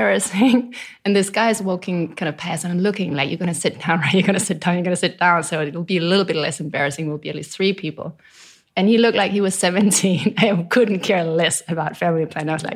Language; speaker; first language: English; non-native, fluent; Danish